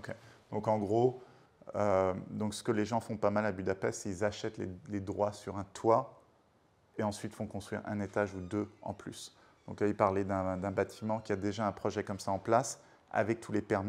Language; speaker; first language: French; native; French